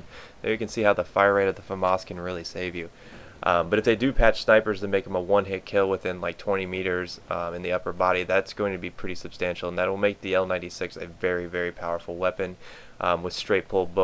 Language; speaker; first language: English; native; English